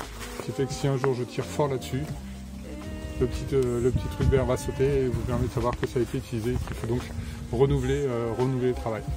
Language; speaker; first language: French; native; French